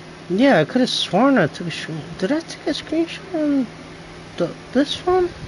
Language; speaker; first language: English; early bilingual, other home language; Spanish